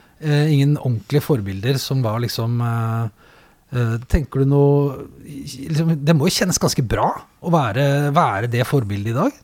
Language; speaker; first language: Norwegian; native; Norwegian